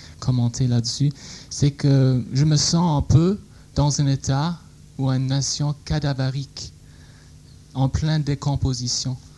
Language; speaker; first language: French; non-native, fluent; English